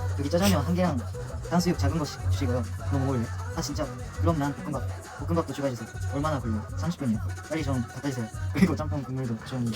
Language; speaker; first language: Korean; non-native, fluent; Japanese